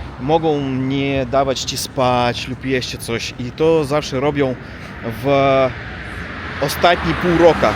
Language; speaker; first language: Polish; non-native, learner; Russian